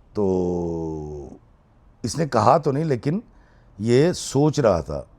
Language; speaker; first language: Urdu; native; Urdu